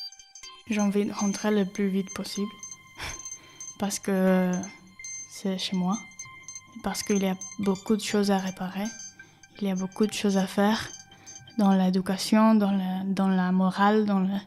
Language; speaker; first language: French; non-native, fluent; Spanish